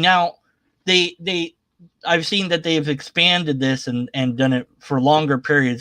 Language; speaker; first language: English; native; English